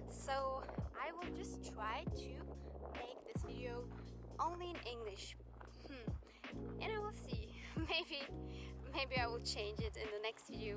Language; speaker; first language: English; non-native, fluent; German